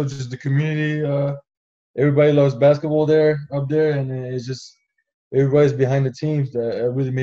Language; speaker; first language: English; non-native, fluent; French